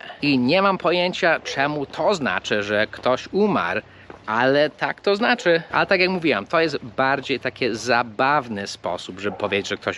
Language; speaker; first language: Polish; non-native, fluent; English